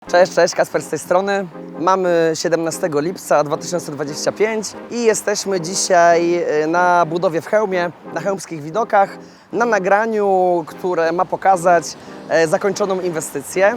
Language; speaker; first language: Polish; native; Polish